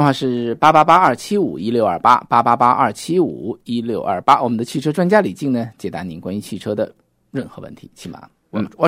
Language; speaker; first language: Chinese; native; Chinese